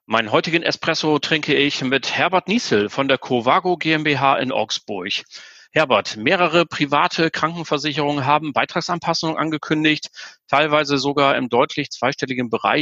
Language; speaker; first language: German; native; German